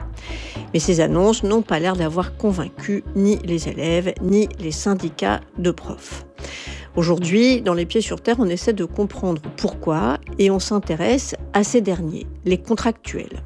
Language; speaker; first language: French; native; French